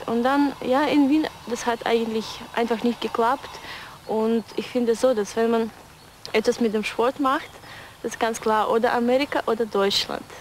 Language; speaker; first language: German; non-native, fluent; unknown